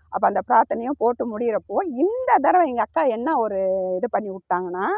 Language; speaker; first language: Tamil; early bilingual, heritage; Tamil